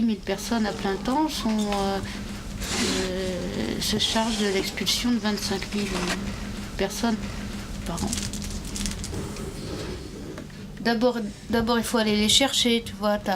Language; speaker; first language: French; native; French